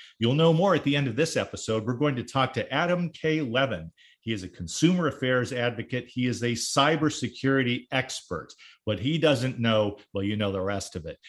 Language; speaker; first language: English; native; English